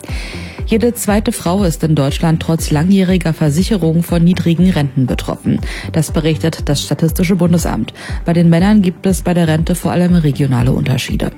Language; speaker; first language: German; native; German